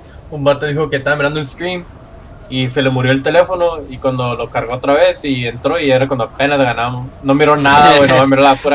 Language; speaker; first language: Spanish; early bilingual, heritage; Spanish